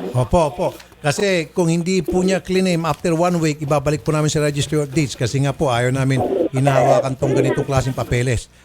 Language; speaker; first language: Filipino; native; Filipino